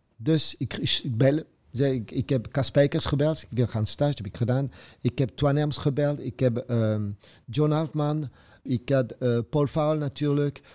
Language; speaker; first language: Dutch; non-native, fluent; French